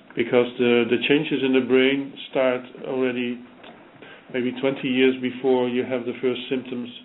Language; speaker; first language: English; non-native, fluent; Dutch